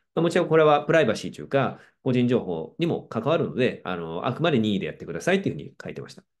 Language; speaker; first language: Japanese; native; Japanese